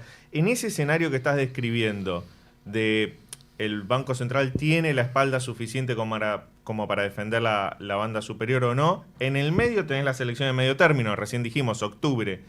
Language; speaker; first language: Spanish; native; Spanish